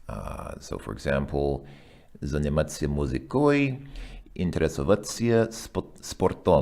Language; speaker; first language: Russian; non-native, fluent; English